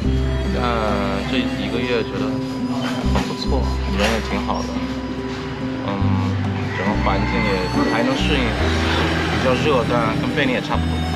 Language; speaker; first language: Chinese; early bilingual, heritage; Chinese